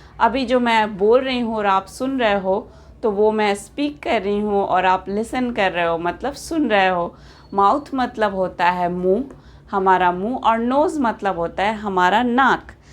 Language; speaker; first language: Hindi; native; Hindi